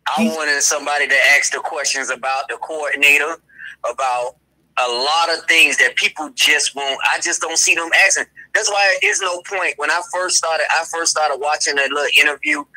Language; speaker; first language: English; native; English